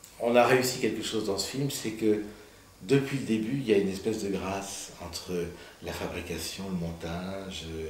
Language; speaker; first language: French; early bilingual, other home language; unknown